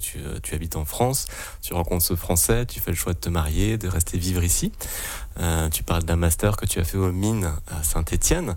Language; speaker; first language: French; native; French